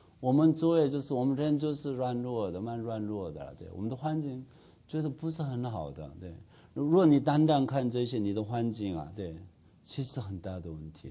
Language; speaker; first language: Chinese; non-native, fluent; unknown